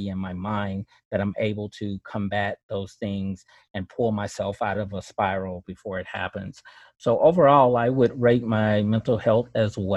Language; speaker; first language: English; native; English